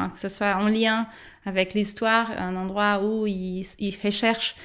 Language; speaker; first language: French; non-native, fluent; Portuguese